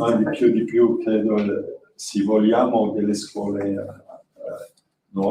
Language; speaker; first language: Italian; non-native, learner; French